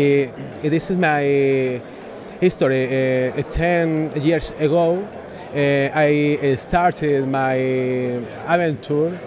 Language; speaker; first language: English; non-native, learner; Spanish